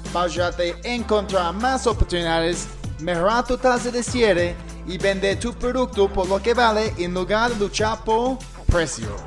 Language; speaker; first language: Spanish; non-native, fluent; English